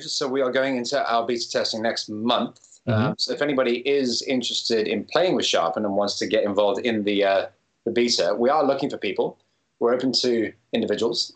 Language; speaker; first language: English; native; English